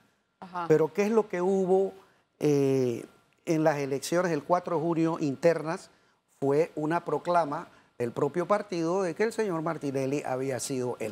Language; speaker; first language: Spanish; native; Spanish